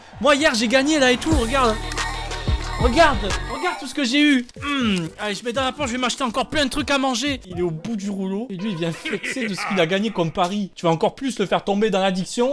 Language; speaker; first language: French; native; French